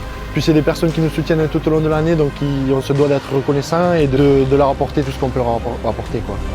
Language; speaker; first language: French; native; French